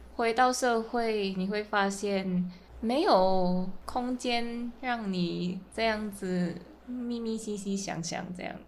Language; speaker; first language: Chinese; non-native, fluent; Min Nan Chinese